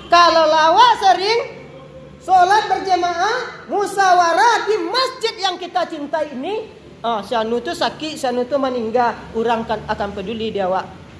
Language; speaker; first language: Malay; non-native, local second language; Minangkabau